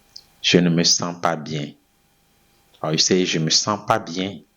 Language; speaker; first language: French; non-native, fluent; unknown